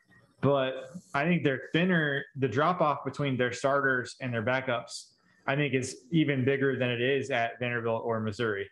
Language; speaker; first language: English; native; English